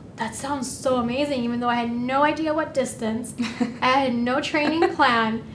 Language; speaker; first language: English; native; English